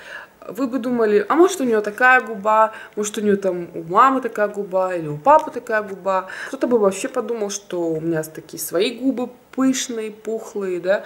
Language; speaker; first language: Russian; native; Russian